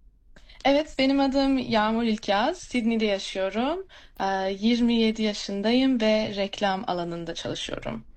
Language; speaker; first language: Turkish; early bilingual, heritage; Turkish